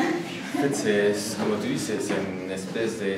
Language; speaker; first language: French; non-native, fluent; Spanish